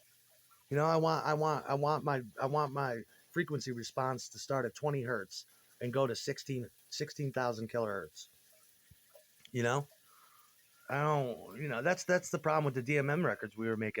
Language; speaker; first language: English; native; English